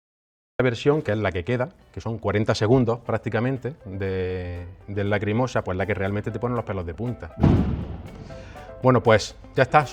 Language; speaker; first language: Spanish; native; Spanish